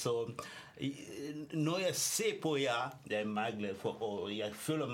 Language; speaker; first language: Danish; non-native, learner; French